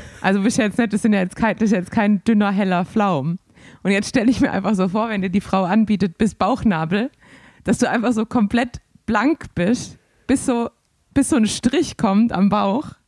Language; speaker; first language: German; native; German